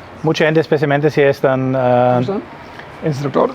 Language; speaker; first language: Spanish; non-native, learner; German